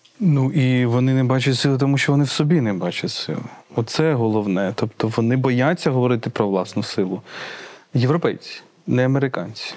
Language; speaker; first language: Ukrainian; native; Ukrainian